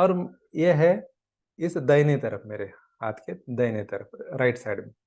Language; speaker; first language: Hindi; non-native, local second language; Marathi